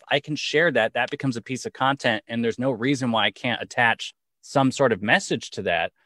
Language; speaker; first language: English; native; English